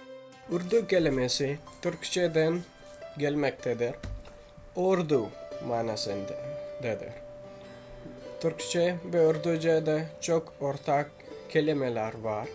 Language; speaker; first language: Turkish; non-native, learner; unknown